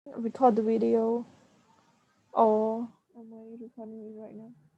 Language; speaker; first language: English; non-native, learner; Khmer